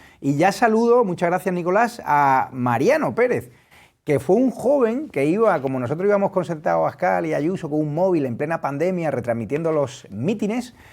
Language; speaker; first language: Spanish; native; Spanish